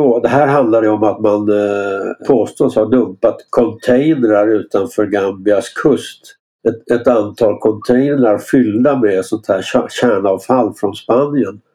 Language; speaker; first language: Swedish; native; Swedish